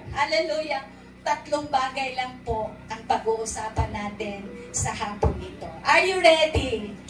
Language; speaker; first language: Filipino; non-native, local second language; Cebuano